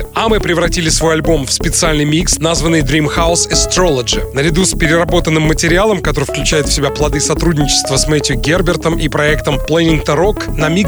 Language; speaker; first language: Russian; native; Russian